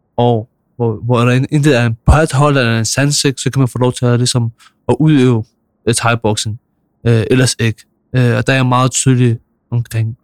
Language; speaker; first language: Danish; early bilingual, other home language; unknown